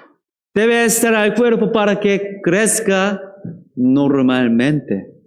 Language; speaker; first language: Spanish; non-native, fluent; Korean